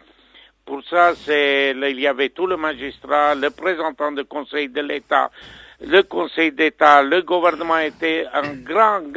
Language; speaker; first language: French; non-native, fluent; Armenian